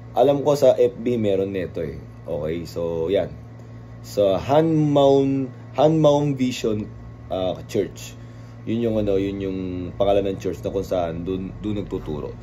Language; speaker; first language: Filipino; native; Filipino